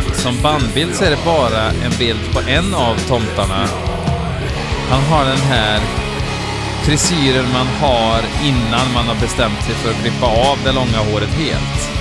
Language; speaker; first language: Swedish; native; Swedish